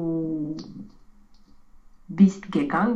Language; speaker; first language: German; non-native, learner; Romanian